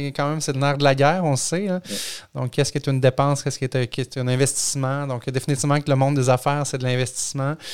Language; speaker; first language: French; native; French